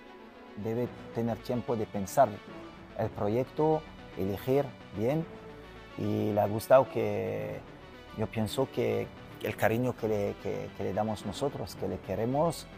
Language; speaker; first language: Spanish; non-native, fluent; French